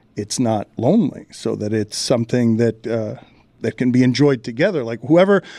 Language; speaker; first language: English; early bilingual, other home language; Spanish